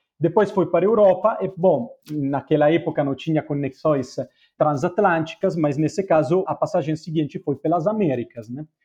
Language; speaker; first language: Portuguese; non-native, fluent; Spanish